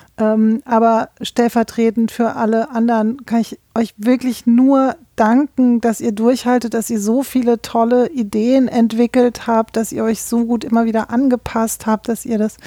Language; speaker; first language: German; native; German